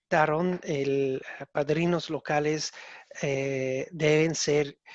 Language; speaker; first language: Spanish; non-native, learner; English